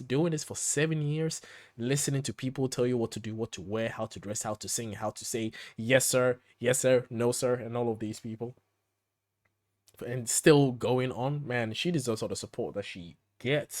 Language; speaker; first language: English; native; English